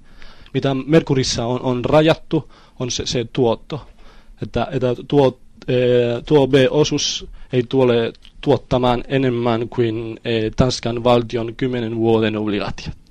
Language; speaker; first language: Finnish; non-native, fluent; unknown